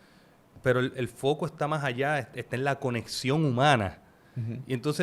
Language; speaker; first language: Spanish; native; Spanish